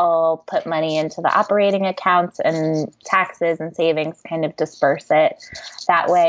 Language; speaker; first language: English; native; English